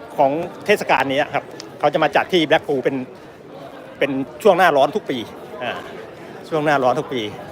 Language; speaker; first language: Thai; native; Thai